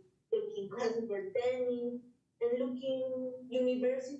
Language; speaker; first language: English; non-native, learner; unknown